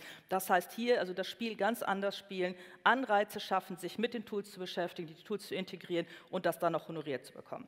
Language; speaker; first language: German; native; German